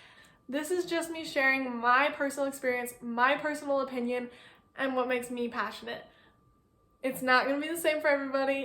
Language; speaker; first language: English; native; English